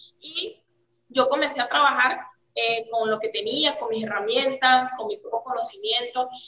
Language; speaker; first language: Spanish; native; Spanish